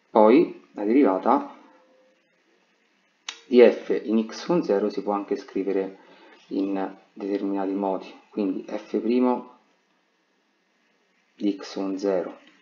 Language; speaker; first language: Italian; native; Italian